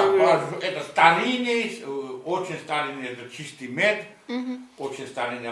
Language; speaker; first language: Russian; non-native, fluent; Georgian